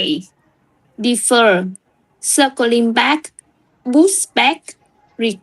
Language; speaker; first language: English; non-native, learner; Vietnamese